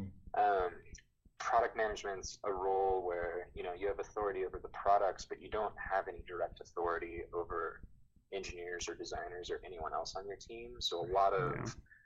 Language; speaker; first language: English; native; English